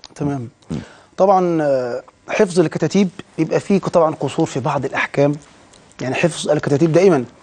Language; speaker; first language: Arabic; native; Arabic